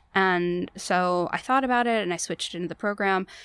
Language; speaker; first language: English; native; English